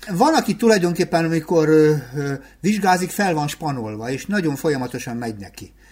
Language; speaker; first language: Hungarian; native; Hungarian